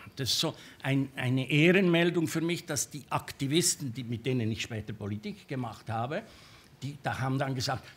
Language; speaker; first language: German; native; German